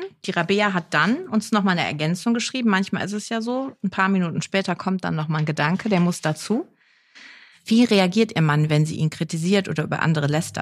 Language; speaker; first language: German; native; German